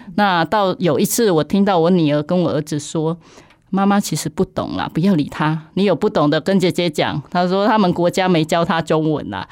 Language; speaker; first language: Chinese; non-native, fluent; Khmer